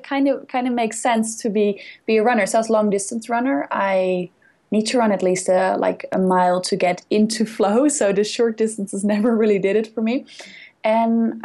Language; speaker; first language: English; non-native, fluent; Dutch